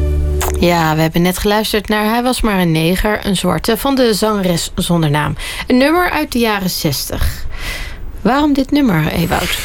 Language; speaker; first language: Dutch; native; Dutch